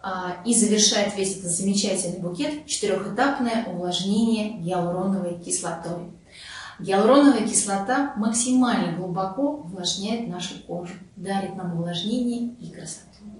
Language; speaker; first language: Russian; native; Russian